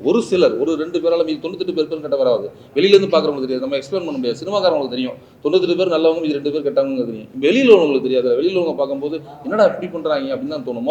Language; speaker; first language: Tamil; native; Tamil